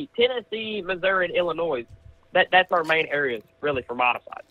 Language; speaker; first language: English; native; English